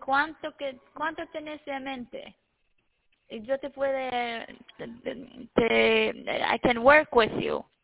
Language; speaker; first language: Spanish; early bilingual, heritage; Spanish